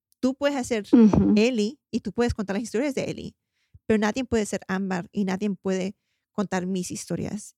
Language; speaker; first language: Spanish; early bilingual, heritage; Spanish